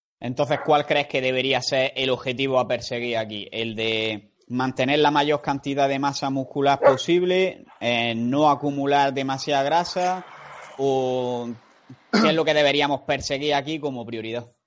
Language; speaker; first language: Spanish; native; Spanish